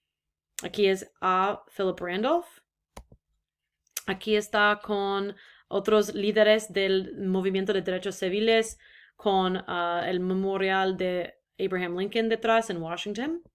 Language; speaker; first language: Spanish; non-native, fluent; English